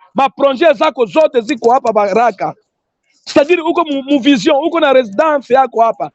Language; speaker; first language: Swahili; native; Swahili